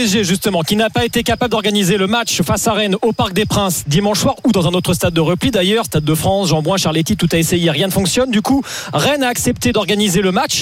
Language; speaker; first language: French; native; French